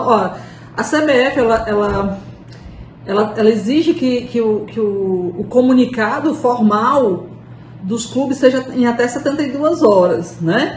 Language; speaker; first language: Portuguese; native; Portuguese